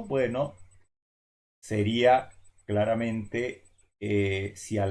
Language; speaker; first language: Spanish; native; Spanish